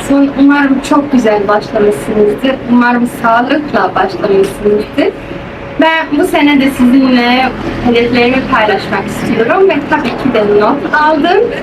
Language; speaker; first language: Turkish; early bilingual, heritage; Turkish